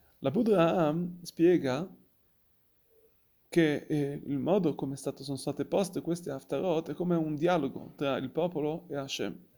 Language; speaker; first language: Italian; non-native, fluent; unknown